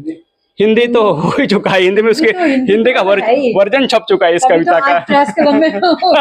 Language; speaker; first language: Hindi; non-native, local second language; Marathi